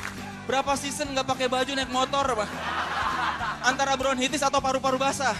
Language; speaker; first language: Indonesian; native; Indonesian